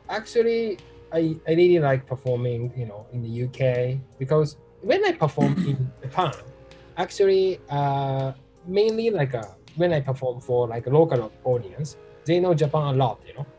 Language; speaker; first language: English; non-native, learner; Japanese